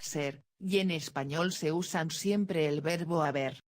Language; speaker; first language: Spanish; non-native, fluent; Dutch